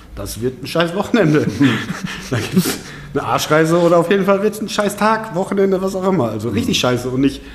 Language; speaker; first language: German; native; German